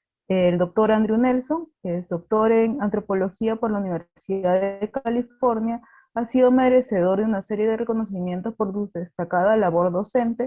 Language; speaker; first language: Spanish; native; Spanish